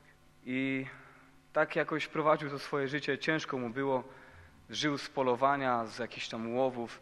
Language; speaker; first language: Polish; native; Polish